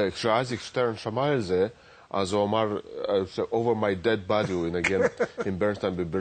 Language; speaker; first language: Hebrew; non-native, fluent; Russian